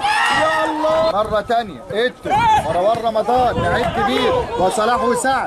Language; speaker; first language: Arabic; native; Arabic